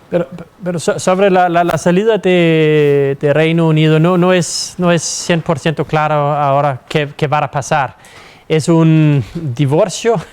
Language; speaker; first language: Spanish; non-native, fluent; Danish